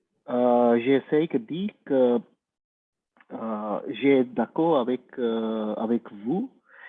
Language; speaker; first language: French; non-native, learner; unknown